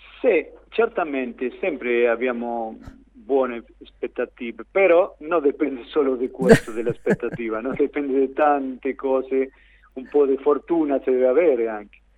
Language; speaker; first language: Italian; non-native, fluent; Spanish